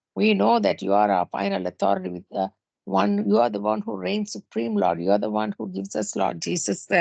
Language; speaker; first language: English; non-native, local second language; Tamil